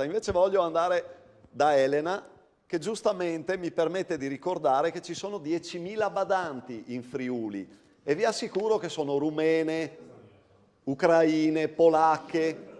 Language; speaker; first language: Italian; native; Italian